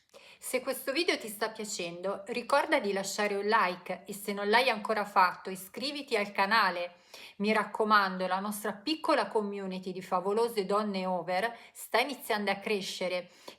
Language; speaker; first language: Italian; native; Italian